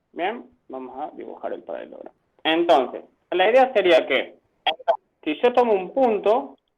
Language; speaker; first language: Spanish; native; Spanish